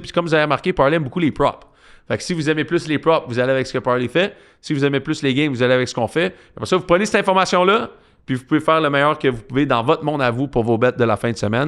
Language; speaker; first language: French; native; French